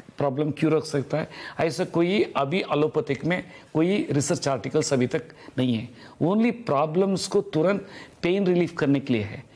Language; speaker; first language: Hindi; non-native, local second language; Telugu